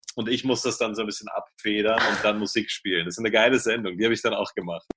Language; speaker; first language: German; native; German